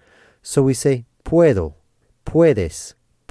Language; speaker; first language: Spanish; non-native, fluent; English